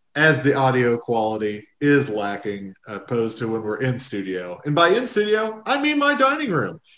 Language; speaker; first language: English; native; English